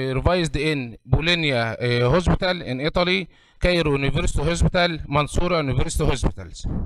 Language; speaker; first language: English; non-native, fluent; Arabic